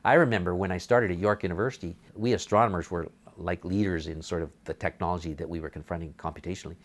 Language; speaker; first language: English; native; English